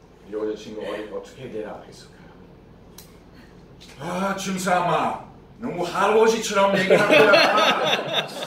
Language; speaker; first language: Korean; non-native, fluent; English